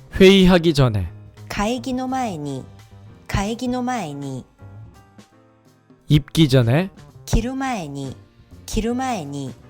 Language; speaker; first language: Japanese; non-native, fluent; Korean